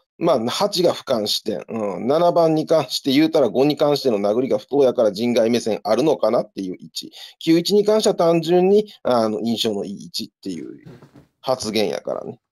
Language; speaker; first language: Japanese; native; Japanese